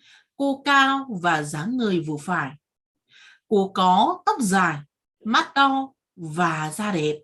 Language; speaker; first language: Vietnamese; non-native, fluent; Korean